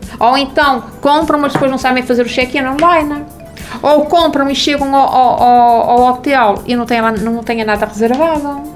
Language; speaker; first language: Portuguese; native; Portuguese